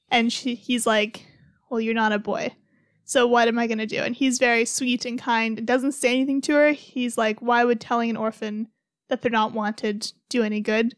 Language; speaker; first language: English; native; English